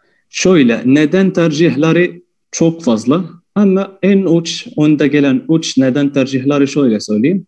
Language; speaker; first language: Turkish; non-native, fluent; Arabic